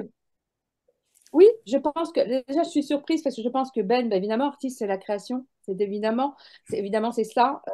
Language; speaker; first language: French; native; French